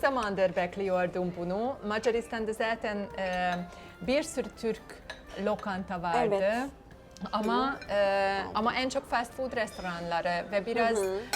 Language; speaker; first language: Turkish; non-native, fluent; Hungarian